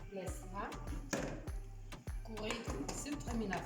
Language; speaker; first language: French; non-native, learner; Portuguese